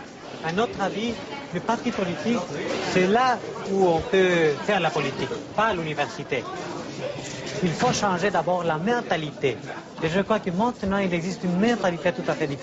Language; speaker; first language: French; non-native, fluent; Spanish